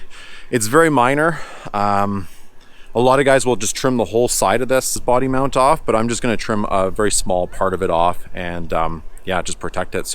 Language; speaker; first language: English; native; English